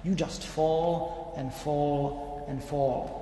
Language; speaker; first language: English; non-native, fluent; Czech